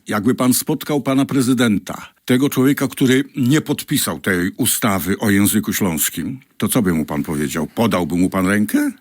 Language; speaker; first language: Polish; native; Polish